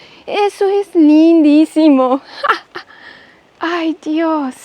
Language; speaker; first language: Spanish; non-native, learner; Polish